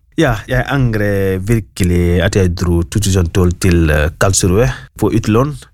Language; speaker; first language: Norwegian; non-native, fluent; Wolof